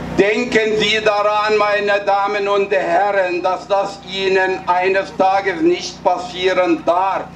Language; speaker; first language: German; non-native, fluent; Arabic